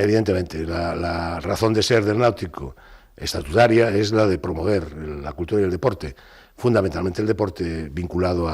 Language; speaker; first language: Spanish; native; Spanish